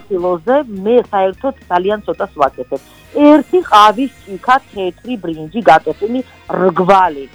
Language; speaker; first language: Georgian; non-native, local second language; Armenian